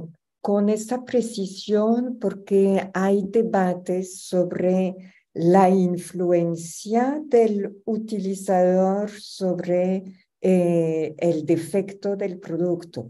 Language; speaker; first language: Spanish; non-native, fluent; French